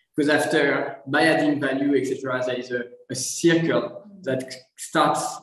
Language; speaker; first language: English; non-native, fluent; French